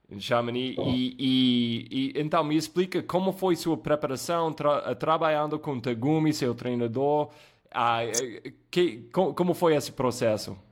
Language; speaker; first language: Portuguese; non-native, fluent; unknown